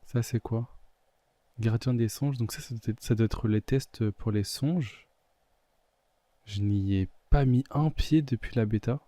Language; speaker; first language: French; native; French